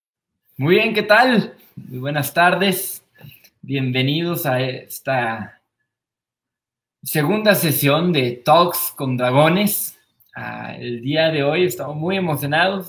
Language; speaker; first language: Spanish; native; Spanish